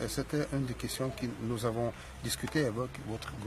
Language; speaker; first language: French; non-native, learner; Russian